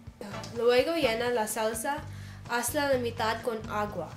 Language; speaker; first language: Spanish; non-native, learner; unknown